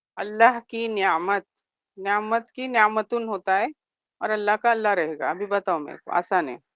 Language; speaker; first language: Urdu; native; Urdu